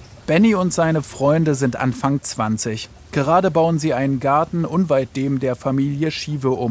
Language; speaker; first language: German; native; German